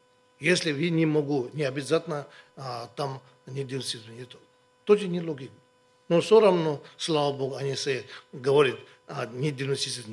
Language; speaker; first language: Russian; non-native, learner; Tibetan